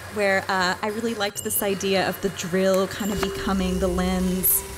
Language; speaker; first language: English; native; English